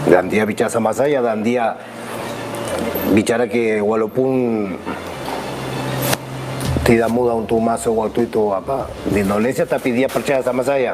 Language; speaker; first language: Indonesian; non-native, fluent; Spanish